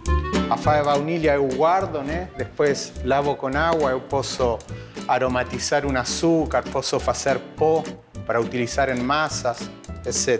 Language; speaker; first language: Portuguese; non-native, fluent; Spanish